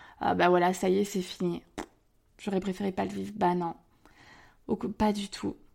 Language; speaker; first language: French; native; French